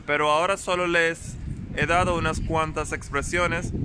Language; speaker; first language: Spanish; non-native, fluent; German